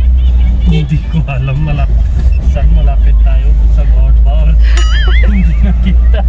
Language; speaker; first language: Filipino; non-native, learner; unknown